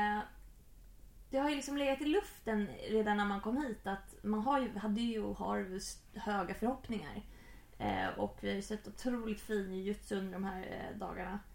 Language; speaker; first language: Swedish; native; Swedish